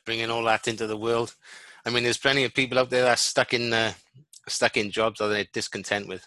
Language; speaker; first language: English; native; English